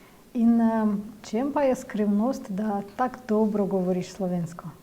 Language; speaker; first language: Slovenian; non-native, fluent; Ukrainian